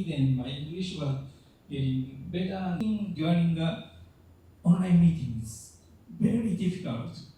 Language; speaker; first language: English; non-native, fluent; Japanese